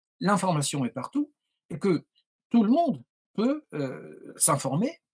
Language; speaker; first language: French; native; French